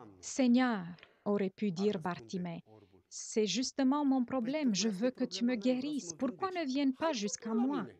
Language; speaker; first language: French; non-native, fluent; Romanian